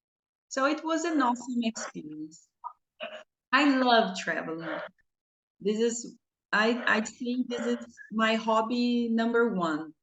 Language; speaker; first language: English; non-native, fluent; Portuguese